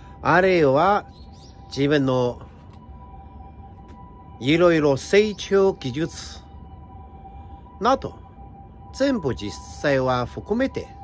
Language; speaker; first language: Japanese; non-native, fluent; Chinese